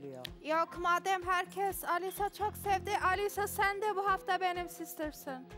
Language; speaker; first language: Turkish; non-native, learner; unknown